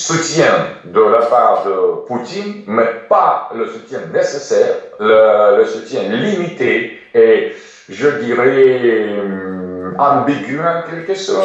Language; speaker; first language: French; non-native, fluent; Russian